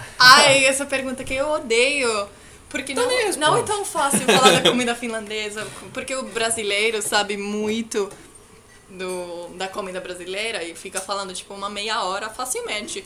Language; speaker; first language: Portuguese; non-native, fluent; Finnish